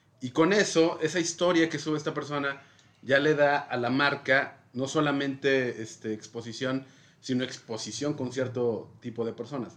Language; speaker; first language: Spanish; native; Spanish